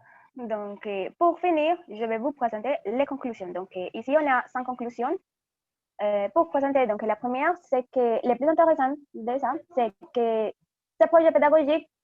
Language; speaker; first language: French; non-native, fluent; Spanish